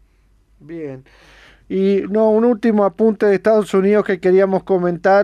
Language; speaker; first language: Spanish; native; Spanish